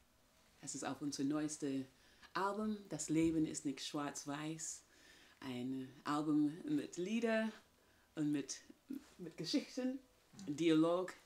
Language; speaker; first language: German; non-native, fluent; English